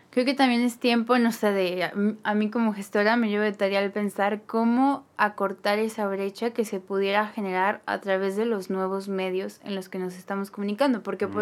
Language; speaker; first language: Spanish; native; Spanish